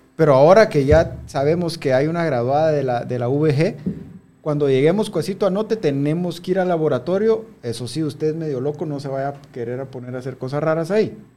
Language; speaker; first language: Spanish; native; Spanish